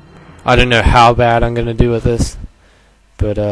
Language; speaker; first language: English; native; English